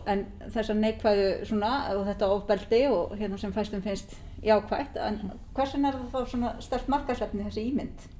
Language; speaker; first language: Icelandic; native; Icelandic